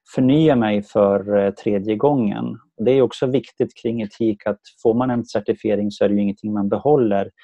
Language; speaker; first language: Swedish; native; Swedish